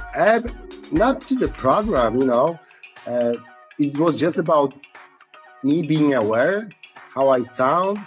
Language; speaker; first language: English; non-native, fluent; Polish